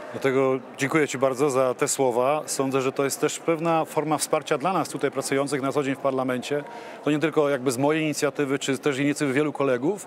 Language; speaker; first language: Polish; native; Polish